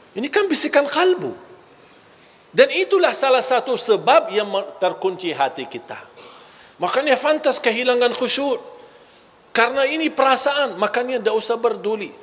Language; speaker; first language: Malay; non-native, fluent; Arabic